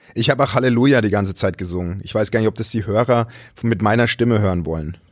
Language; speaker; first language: German; native; German